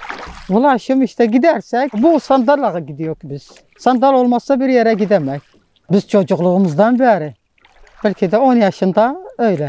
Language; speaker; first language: Turkish; non-native, local second language; Arabic